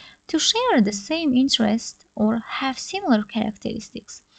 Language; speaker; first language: English; non-native, fluent; Azerbaijani